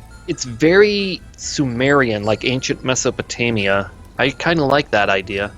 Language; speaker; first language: English; native; English